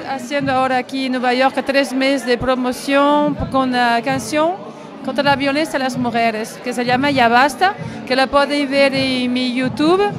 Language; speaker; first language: Spanish; non-native, learner; French